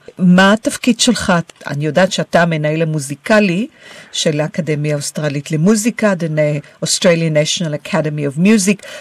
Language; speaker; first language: Hebrew; native; Hebrew